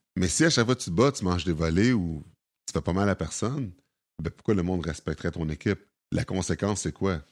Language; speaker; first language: French; native; French